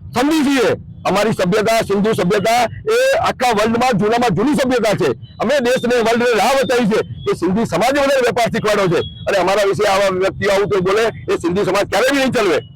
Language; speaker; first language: Gujarati; non-native, local second language; Sindhi